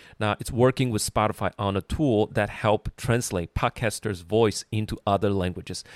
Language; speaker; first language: English; non-native, fluent; Chinese